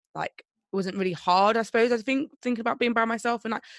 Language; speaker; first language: English; native; English